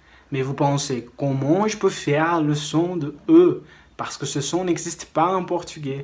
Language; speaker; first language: French; non-native, fluent; Portuguese